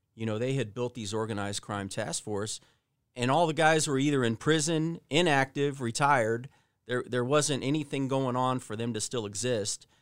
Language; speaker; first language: English; early bilingual, other home language; Italian